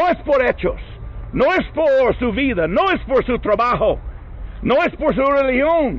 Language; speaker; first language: Spanish; non-native, learner; English